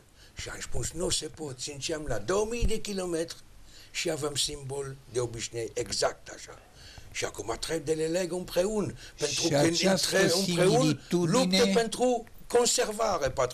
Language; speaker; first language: Romanian; non-native, learner; French